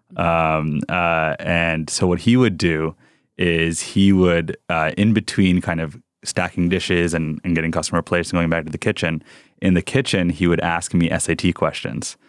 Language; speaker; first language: English; early bilingual, other home language; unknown